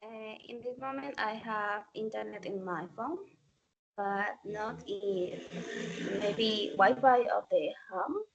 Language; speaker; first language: English; non-native, learner; Spanish